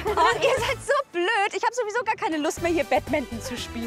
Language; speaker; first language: German; native; German